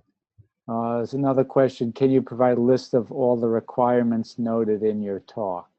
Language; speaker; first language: English; native; English